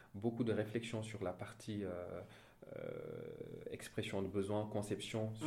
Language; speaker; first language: French; non-native, local second language; Wolof